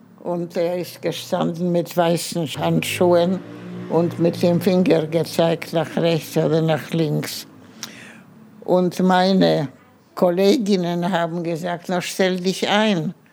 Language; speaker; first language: German; non-native, fluent; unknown